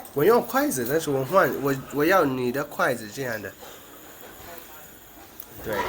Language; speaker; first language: Chinese; non-native, learner; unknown